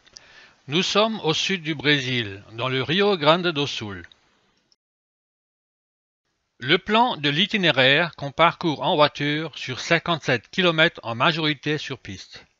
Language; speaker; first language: French; native; French